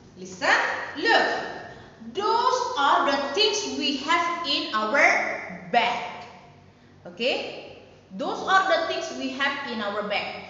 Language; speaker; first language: English; non-native, fluent; Indonesian